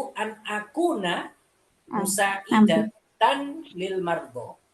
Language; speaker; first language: Arabic; non-native, fluent; Indonesian